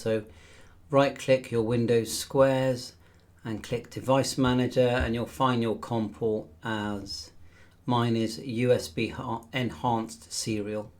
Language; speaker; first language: English; native; English